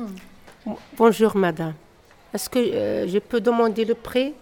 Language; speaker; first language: French; non-native, learner; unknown